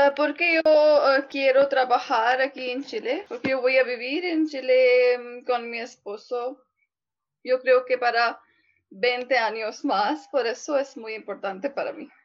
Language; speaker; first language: Spanish; non-native, learner; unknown